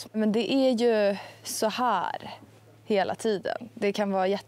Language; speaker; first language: Swedish; native; Swedish